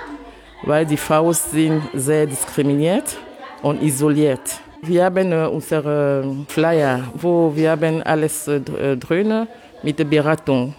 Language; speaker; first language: German; non-native, learner; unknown